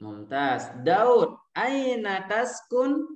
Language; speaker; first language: Arabic; non-native, fluent; Indonesian